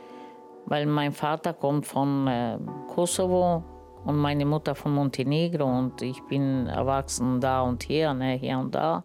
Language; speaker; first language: German; non-native, learner; Romany